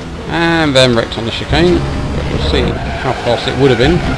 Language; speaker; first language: English; native; English